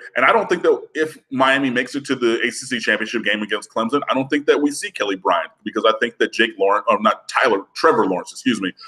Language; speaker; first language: English; native; English